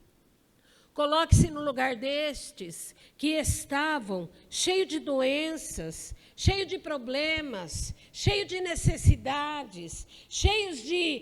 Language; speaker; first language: Portuguese; native; Portuguese